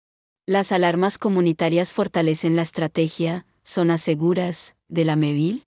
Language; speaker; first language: Spanish; native; Spanish